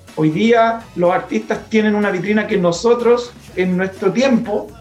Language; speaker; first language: Spanish; native; Spanish